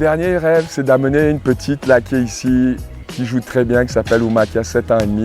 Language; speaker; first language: French; native; French